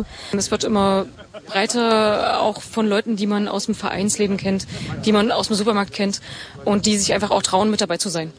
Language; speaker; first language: German; native; German